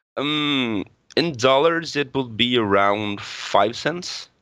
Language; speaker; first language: English; non-native, fluent; Portuguese